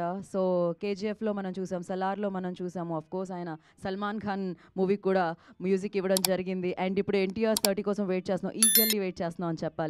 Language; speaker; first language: Telugu; native; Telugu